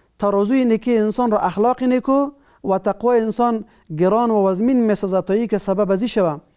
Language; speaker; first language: Persian; native; Persian